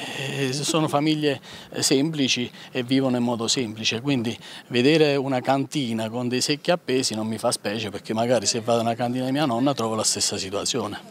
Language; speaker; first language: Italian; native; Italian